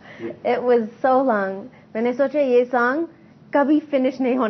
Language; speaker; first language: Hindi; non-native, learner; English